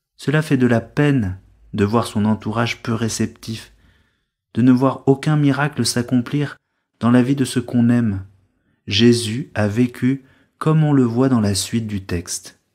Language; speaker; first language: French; native; French